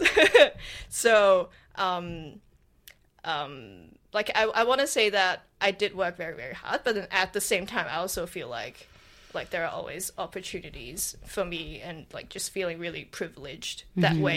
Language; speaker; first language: English; non-native, local second language; Cantonese